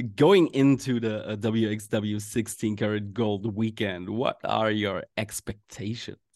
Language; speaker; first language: English; non-native, fluent; German